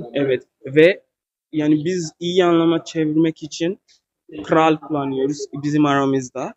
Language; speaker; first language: Turkish; non-native, learner; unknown